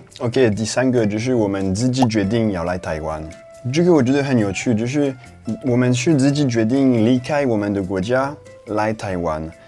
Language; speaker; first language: Chinese; non-native, fluent; French